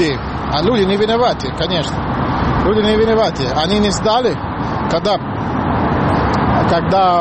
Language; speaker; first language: Russian; non-native, learner; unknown